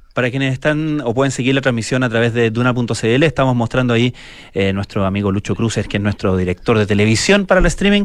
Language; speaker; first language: Spanish; native; Spanish